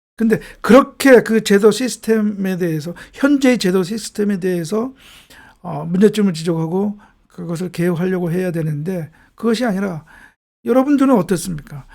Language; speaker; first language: Korean; native; Korean